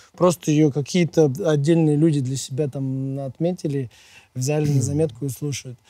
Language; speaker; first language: Russian; native; Russian